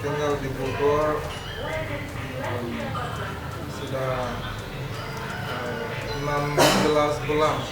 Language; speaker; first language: Indonesian; non-native, learner; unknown